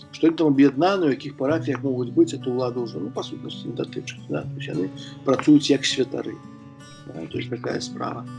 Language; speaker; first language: Belarusian; native; Belarusian